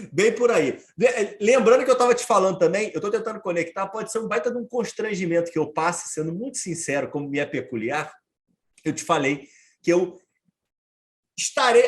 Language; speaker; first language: Portuguese; native; Portuguese